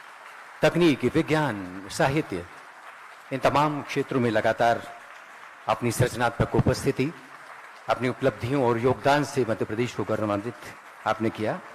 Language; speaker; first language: Hindi; native; Hindi